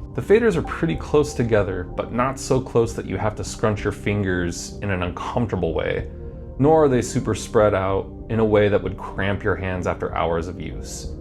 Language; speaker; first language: English; native; English